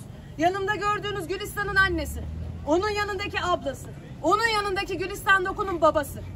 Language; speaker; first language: Turkish; native; Turkish